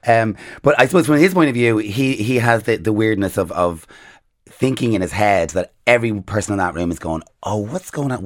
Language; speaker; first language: English; native; English